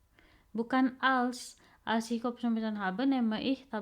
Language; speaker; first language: German; non-native, fluent; Indonesian